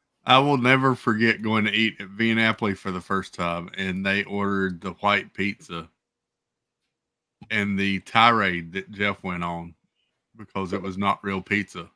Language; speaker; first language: English; native; English